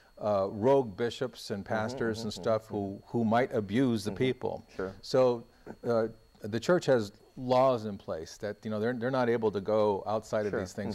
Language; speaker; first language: English; native; English